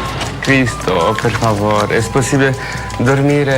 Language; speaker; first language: Spanish; non-native, learner; French